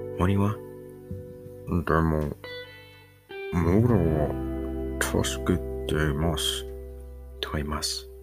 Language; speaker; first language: Japanese; non-native, learner; English